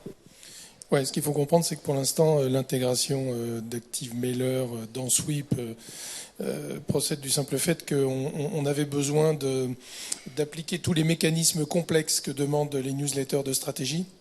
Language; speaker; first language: French; native; French